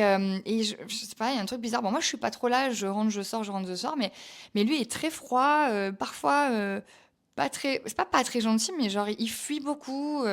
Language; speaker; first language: French; native; French